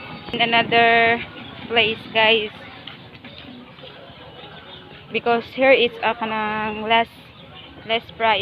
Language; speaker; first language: English; non-native, learner; Cebuano